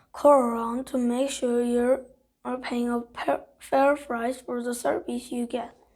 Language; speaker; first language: English; non-native, fluent; Korean